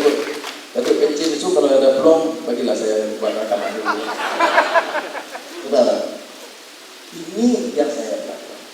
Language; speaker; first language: Malay; native; Malay